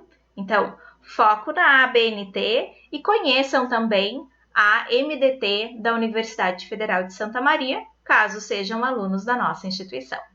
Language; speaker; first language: Portuguese; native; Portuguese